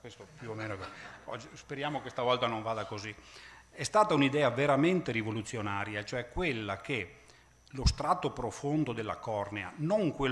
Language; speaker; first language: Italian; native; Italian